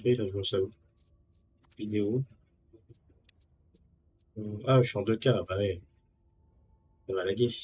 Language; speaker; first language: French; native; French